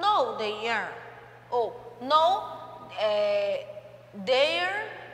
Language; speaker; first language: English; non-native, learner; Portuguese